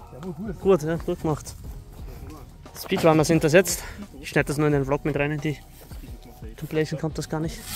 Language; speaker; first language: German; native; German